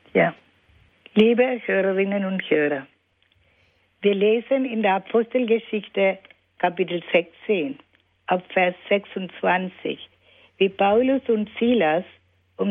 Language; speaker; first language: German; non-native, fluent; Malayalam